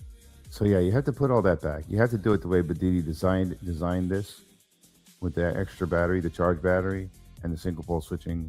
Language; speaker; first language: English; native; English